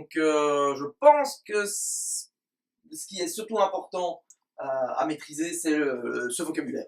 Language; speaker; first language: French; native; French